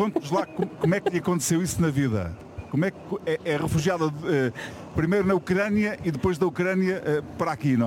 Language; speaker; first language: Portuguese; native; Portuguese